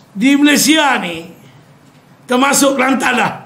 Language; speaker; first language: Malay; native; Malay